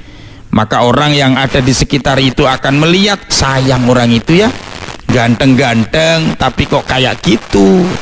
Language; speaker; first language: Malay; non-native, local second language; Javanese